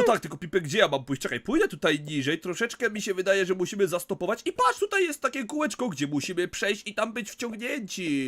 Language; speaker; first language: Polish; native; Polish